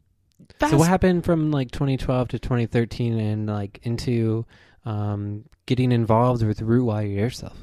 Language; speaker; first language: English; native; English